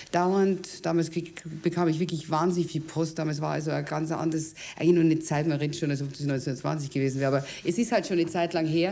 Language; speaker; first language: German; native; German